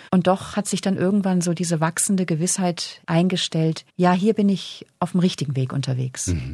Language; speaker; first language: German; native; German